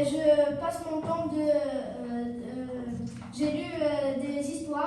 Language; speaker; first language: French; non-native, learner; Arabic